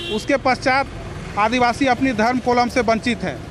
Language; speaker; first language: Hindi; native; Hindi